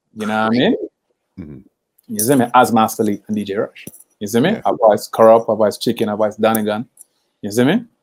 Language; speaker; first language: English; native; English